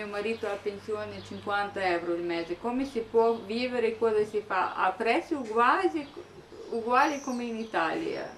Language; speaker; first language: Italian; non-native, learner; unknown